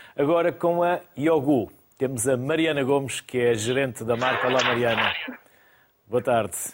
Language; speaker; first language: Portuguese; native; Portuguese